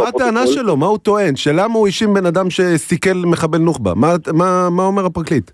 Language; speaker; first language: Hebrew; native; Hebrew